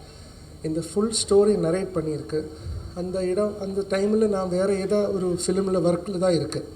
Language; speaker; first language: Tamil; non-native, learner; Malayalam